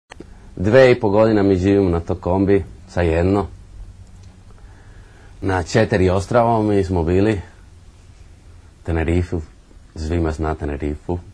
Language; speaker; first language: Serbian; non-native, learner; Spanish